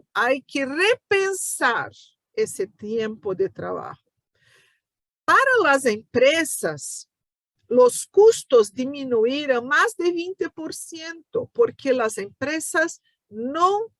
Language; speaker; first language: Spanish; non-native, fluent; Portuguese